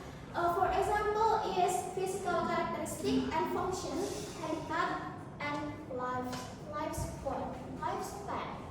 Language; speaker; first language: English; non-native, learner; Indonesian